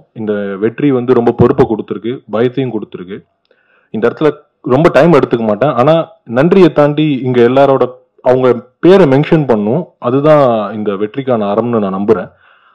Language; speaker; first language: Tamil; native; Tamil